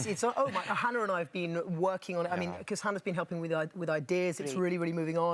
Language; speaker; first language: English; native; English